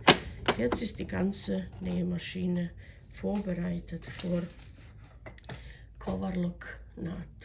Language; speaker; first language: German; non-native, fluent; Croatian